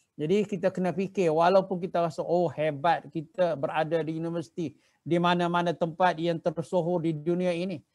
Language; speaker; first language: Malay; native; Malay